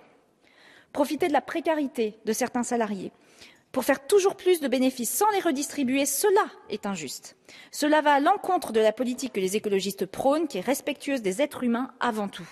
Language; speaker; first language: French; native; French